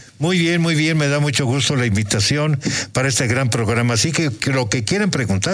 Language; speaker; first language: Spanish; native; Spanish